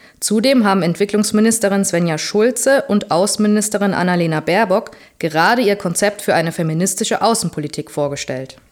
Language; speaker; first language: German; native; German